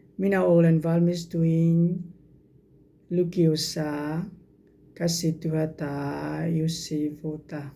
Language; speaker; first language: Finnish; non-native, learner; Burmese